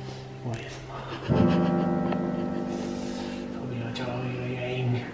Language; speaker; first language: Chinese; non-native, fluent; Danish